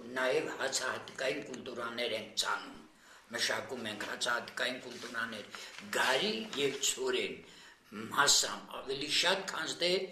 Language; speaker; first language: Armenian; native; Armenian